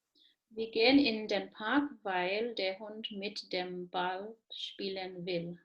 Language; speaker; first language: German; non-native, learner; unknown